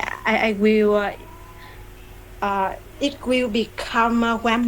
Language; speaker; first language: English; non-native, learner; Vietnamese